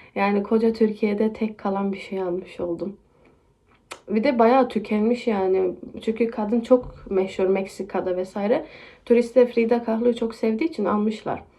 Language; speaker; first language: Turkish; early bilingual, heritage; Turkish